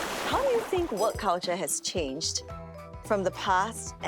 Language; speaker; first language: English; native; English